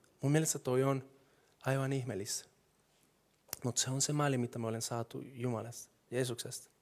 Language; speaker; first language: Finnish; non-native, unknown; Spanish